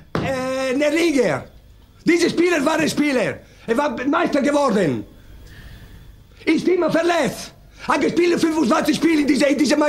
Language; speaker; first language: German; non-native, learner; Italian